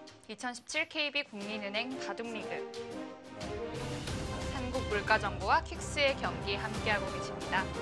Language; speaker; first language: Korean; native; Korean